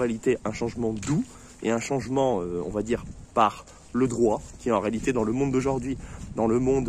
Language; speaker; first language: French; native; French